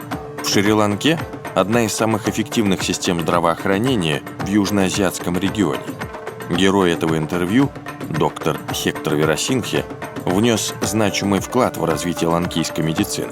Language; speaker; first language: Russian; native; Russian